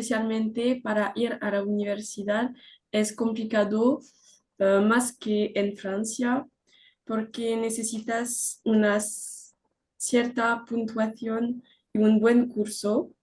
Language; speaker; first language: Spanish; non-native, learner; French